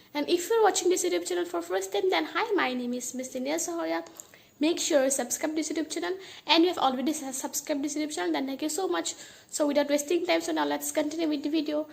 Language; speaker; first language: English; non-native, local second language; Assamese